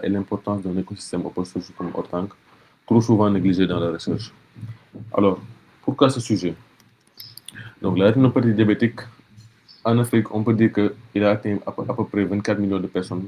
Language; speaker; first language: French; non-native, local second language; Wolof